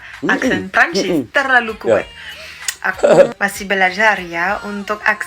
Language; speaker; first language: Indonesian; non-native, fluent; French